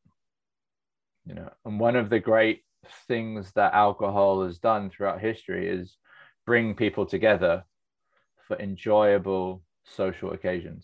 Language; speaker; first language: English; native; English